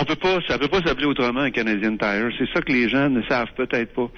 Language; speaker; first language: French; native; French